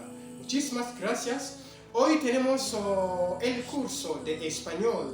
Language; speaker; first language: Spanish; non-native, fluent; French